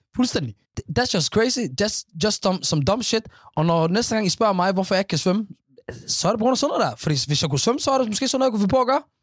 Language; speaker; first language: Danish; early bilingual, other home language; Somali